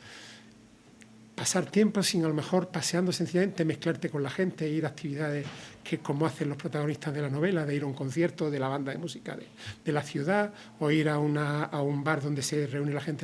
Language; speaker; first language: Spanish; native; Spanish